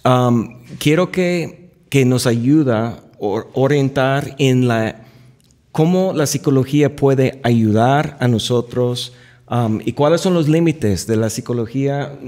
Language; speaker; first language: Spanish; non-native, fluent; English